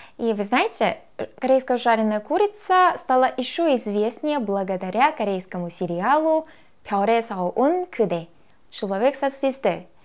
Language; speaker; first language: Russian; non-native, fluent; Korean